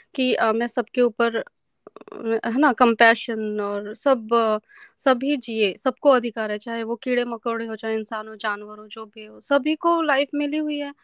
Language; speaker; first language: Hindi; non-native, local second language; Marathi